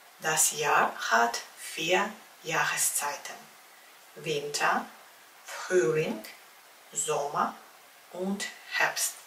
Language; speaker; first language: German; non-native, fluent; Czech